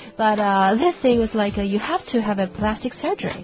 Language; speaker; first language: English; non-native, fluent; Chinese